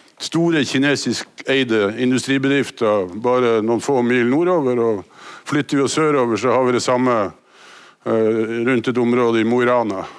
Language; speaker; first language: Norwegian; native; Norwegian